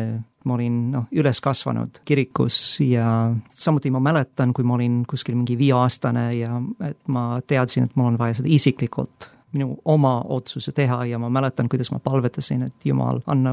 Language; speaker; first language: Estonian; non-native, fluent; English